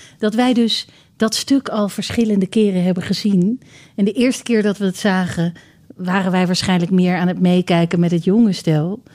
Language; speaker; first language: Dutch; native; Dutch